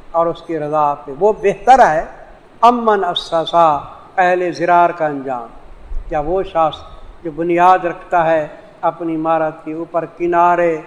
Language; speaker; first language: Urdu; non-native, local second language; Saraiki